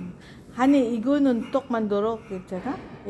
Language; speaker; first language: Korean; non-native, learner; Filipino